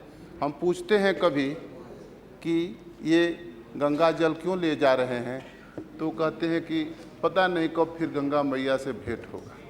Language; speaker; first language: Hindi; native; Hindi